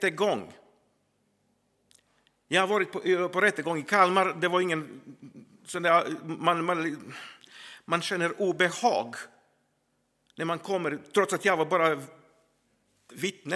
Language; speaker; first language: Swedish; non-native, fluent; Croatian